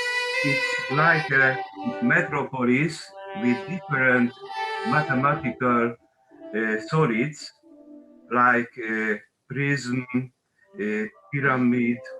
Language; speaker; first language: English; non-native, learner; Hungarian